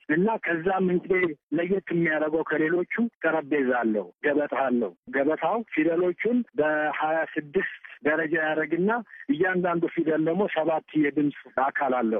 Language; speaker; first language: Amharic; native; Amharic